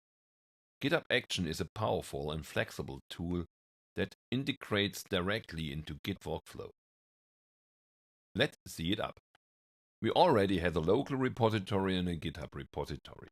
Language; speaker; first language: English; non-native, fluent; German